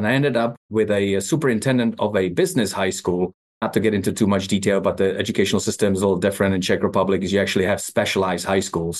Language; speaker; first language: English; non-native, fluent; Czech